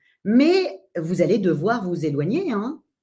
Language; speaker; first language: French; native; French